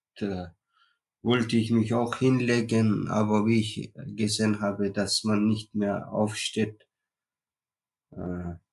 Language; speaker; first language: German; non-native, learner; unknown